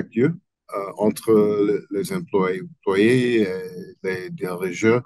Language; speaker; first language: French; non-native, learner; English